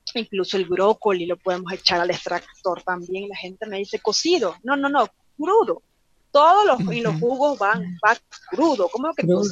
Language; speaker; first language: Spanish; native; Spanish